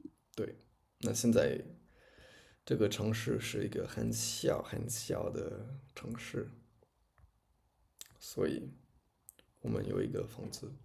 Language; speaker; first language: Chinese; non-native, learner; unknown